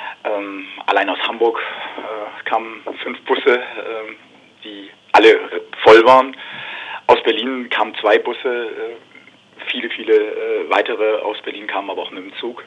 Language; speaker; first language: German; native; German